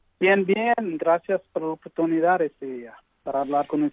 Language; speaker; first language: Spanish; early bilingual, heritage; English